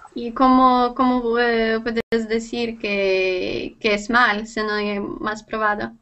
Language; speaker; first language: Spanish; non-native, learner; Lithuanian